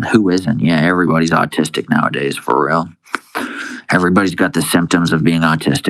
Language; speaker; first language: English; native; English